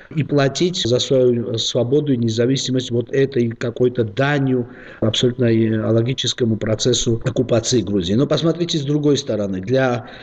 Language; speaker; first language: Russian; non-native, local second language; Georgian